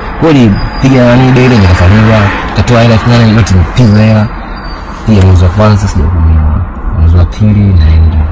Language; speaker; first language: Swahili; native; Swahili